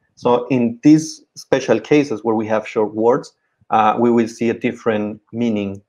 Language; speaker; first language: English; non-native, fluent; Spanish